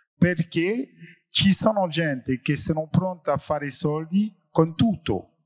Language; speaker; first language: Italian; non-native, fluent; French